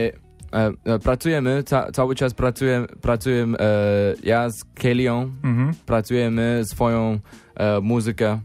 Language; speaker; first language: Polish; non-native, learner; English